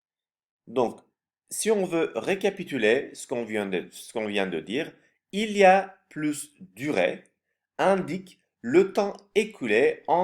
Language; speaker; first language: French; non-native, fluent; Turkish